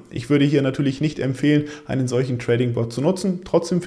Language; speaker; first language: German; native; German